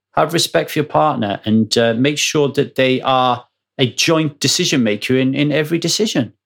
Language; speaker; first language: English; native; English